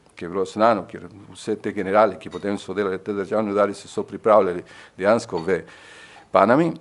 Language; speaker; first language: Slovenian; non-native, fluent; Spanish